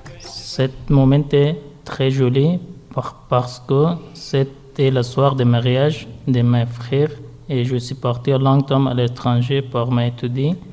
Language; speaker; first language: French; non-native, learner; Persian